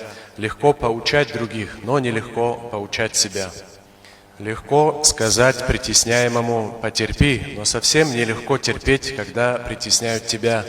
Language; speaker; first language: Russian; non-native, local second language; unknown